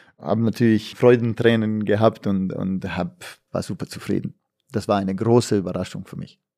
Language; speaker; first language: German; non-native, fluent; Bosnian